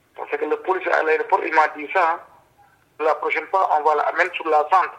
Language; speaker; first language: French; non-native, local second language; Wolof